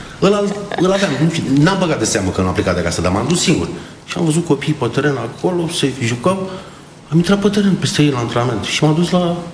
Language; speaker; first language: Romanian; native; Romanian